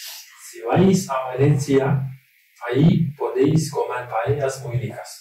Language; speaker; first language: Spanish; non-native, learner; Turkish